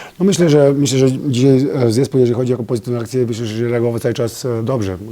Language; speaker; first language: Polish; non-native, fluent; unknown